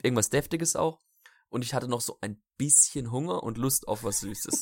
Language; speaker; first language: German; native; German